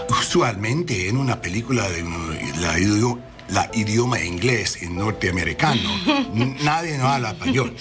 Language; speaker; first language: Spanish; non-native, learner; English